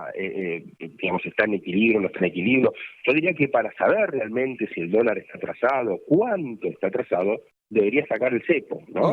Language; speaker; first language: Spanish; native; Spanish